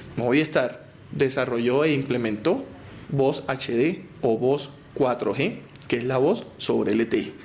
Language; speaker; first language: Spanish; native; Spanish